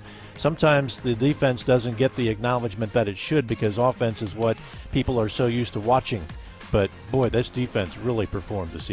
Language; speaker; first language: English; native; English